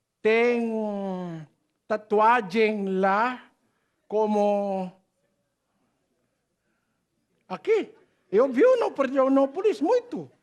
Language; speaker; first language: Portuguese; non-native, learner; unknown